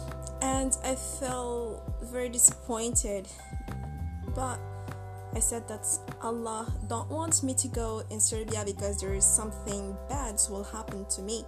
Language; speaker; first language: English; non-native, learner; Arabic